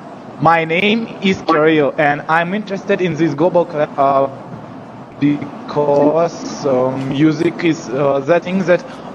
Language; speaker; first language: English; non-native, learner; Russian